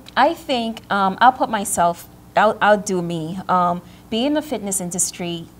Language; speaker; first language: English; native; English